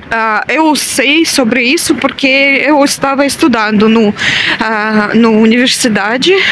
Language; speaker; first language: Portuguese; non-native, learner; Russian